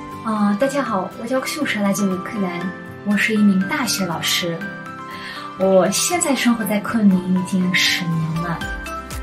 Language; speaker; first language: Chinese; non-native, fluent; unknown